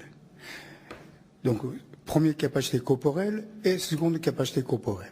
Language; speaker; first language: French; non-native, fluent; Japanese